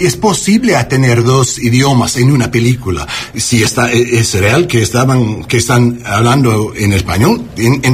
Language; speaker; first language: Spanish; early bilingual, heritage; Spanish